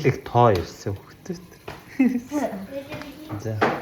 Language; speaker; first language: Mongolian; early bilingual, heritage; Mongolian